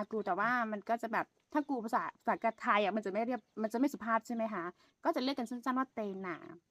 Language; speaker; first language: Thai; non-native, local second language; Karen languages